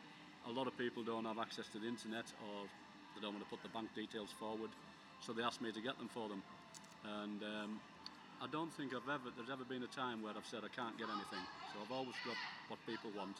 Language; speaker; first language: English; native; English